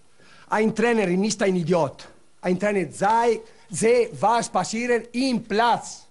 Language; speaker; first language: German; non-native, learner; Italian